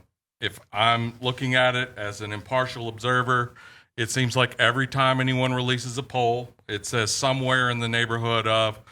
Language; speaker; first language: English; native; English